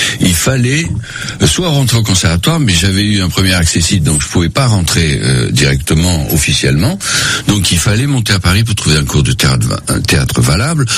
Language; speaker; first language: French; non-native, local second language; Spanish